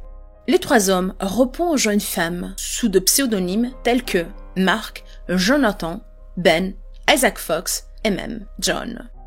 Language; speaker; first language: French; native; French